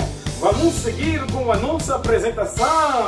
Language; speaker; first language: Portuguese; non-native, fluent; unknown